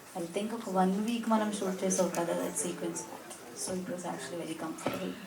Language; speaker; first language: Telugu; non-native, learner; Malayalam